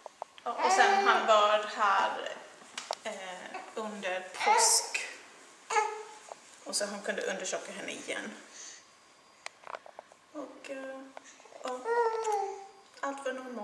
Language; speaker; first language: Swedish; non-native, fluent; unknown